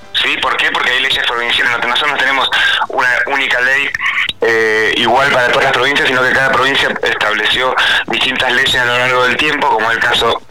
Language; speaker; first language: Spanish; native; Spanish